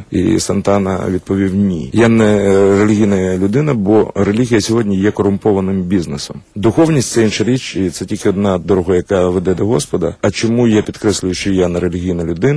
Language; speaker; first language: Ukrainian; native; Ukrainian